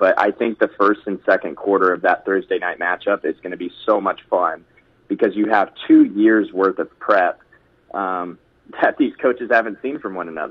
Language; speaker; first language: English; native; English